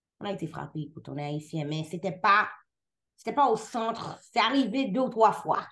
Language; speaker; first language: French; non-native, local second language; Haitian Creole